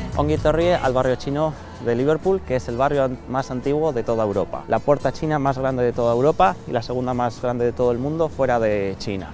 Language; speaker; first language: Spanish; native; Spanish